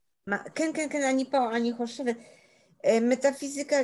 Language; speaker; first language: Hebrew; non-native, learner; Spanish